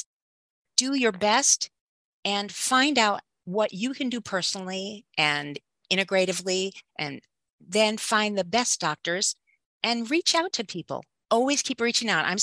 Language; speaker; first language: English; native; English